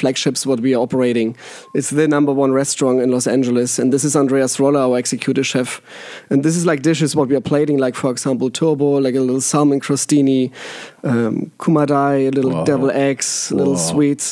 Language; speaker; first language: English; non-native, fluent; German